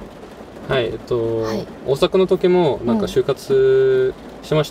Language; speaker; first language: Japanese; non-native, fluent; Norwegian